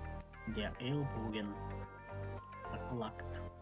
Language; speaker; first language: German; non-native, fluent; Macedonian